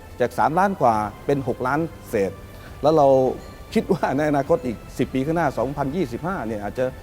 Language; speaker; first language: Thai; native; Thai